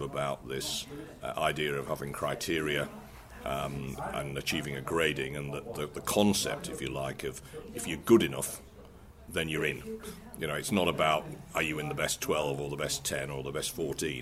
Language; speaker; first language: English; native; English